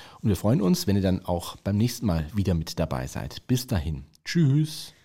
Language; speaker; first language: German; native; German